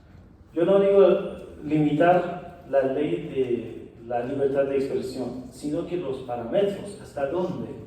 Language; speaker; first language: Spanish; non-native, fluent; Persian